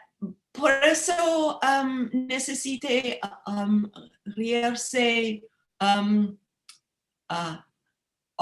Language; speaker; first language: Spanish; non-native, learner; English